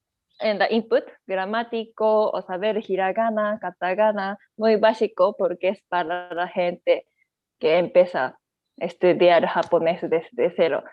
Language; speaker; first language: Spanish; non-native, learner; Japanese